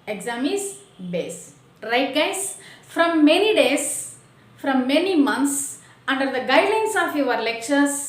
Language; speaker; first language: English; non-native, local second language; Telugu